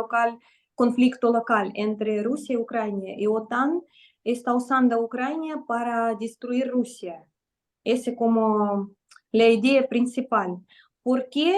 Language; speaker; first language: Spanish; non-native, fluent; Russian